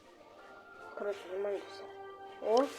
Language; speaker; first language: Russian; non-native, local second language; Kazakh